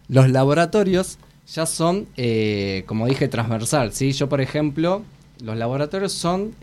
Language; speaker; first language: Spanish; native; Spanish